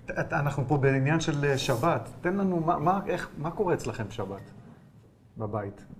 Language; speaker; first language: Hebrew; native; Hebrew